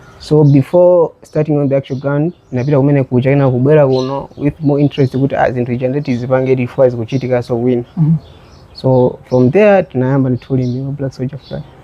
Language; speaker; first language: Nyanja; non-native, fluent; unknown